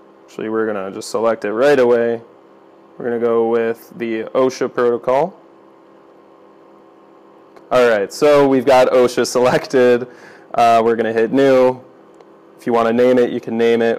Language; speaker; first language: English; native; English